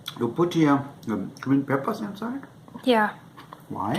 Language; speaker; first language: English; non-native, fluent; German